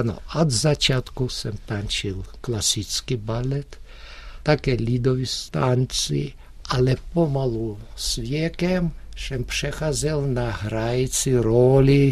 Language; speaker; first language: Czech; early bilingual, heritage; Russian